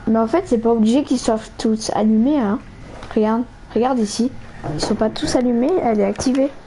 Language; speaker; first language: French; native; French